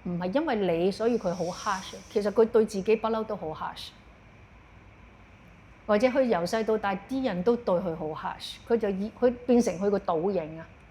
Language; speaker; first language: Cantonese; native; Cantonese